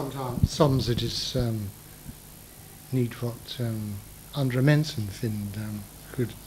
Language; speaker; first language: Dutch; non-native, learner; English